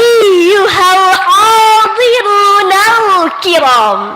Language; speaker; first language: Arabic; non-native, learner; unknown